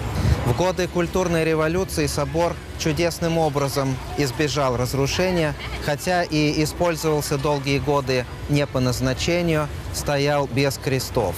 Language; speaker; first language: Russian; native; Russian